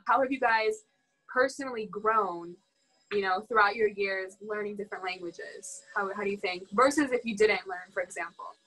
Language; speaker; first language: English; native; English